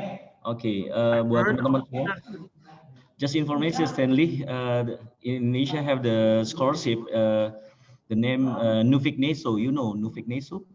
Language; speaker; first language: English; non-native, learner; Indonesian